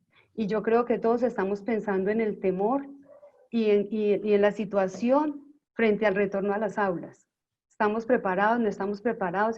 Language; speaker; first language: Spanish; native; Spanish